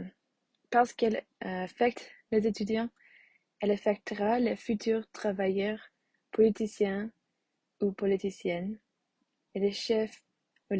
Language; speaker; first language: French; non-native, learner; English